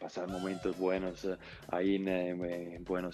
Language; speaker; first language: Spanish; non-native, fluent; Italian